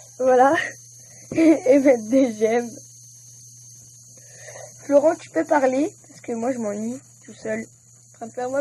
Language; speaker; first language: French; native; French